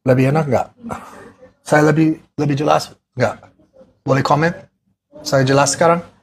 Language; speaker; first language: Indonesian; non-native, learner; English